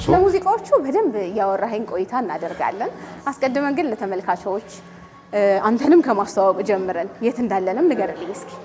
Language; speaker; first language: Amharic; native; Amharic